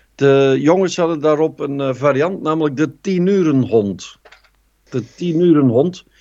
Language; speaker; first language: Dutch; native; Dutch